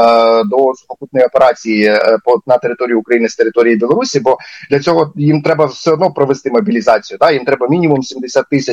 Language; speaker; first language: Ukrainian; native; Ukrainian